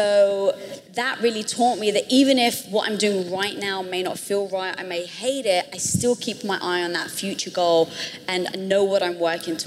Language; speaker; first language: English; native; English